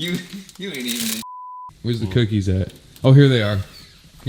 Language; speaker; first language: English; native; English